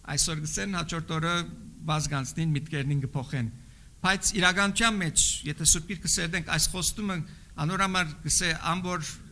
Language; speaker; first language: Armenian; native; Armenian